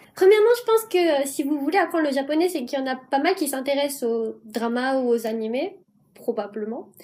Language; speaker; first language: French; native; French